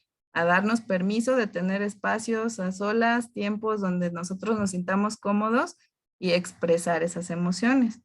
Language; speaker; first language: Spanish; native; Spanish